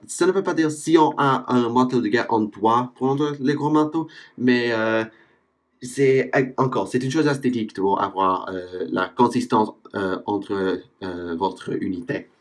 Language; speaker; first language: French; non-native, fluent; English